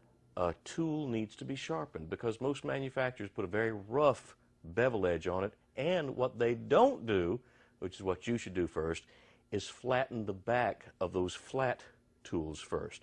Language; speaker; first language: English; native; English